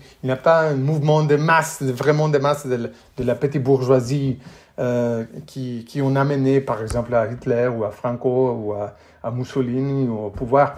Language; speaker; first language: French; non-native, fluent; English